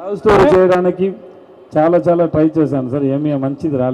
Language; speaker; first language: Telugu; non-native, learner; Tamil